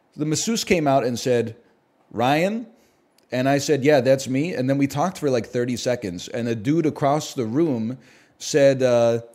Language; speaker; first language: English; native; English